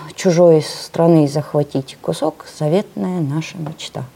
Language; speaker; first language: Russian; native; Russian